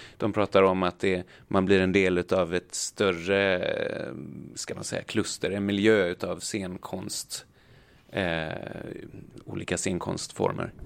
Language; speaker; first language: Swedish; native; Swedish